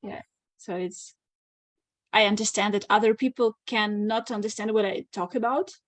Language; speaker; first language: English; non-native, fluent; Russian